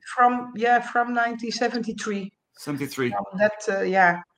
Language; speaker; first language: English; non-native, learner; Dutch